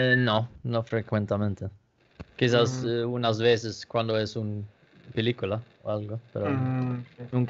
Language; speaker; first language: Spanish; non-native, learner; Danish